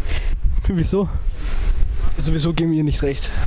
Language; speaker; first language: German; native; German